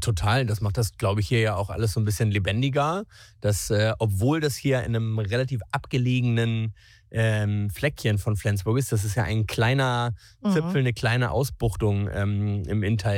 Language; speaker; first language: German; native; German